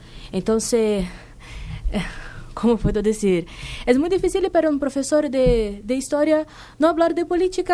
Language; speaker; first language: Spanish; non-native, fluent; Portuguese